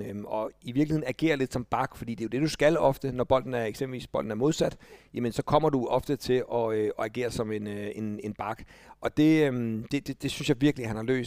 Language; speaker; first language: Danish; native; Danish